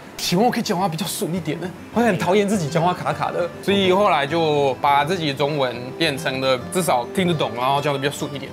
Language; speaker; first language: Chinese; non-native, fluent; French